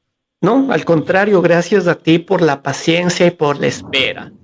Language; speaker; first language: Spanish; native; Spanish